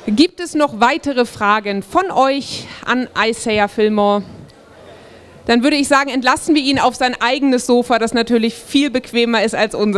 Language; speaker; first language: German; native; German